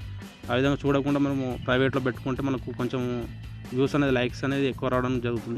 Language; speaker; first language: Telugu; native; Telugu